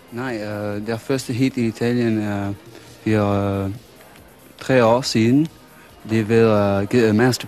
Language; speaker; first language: Danish; non-native, learner; Italian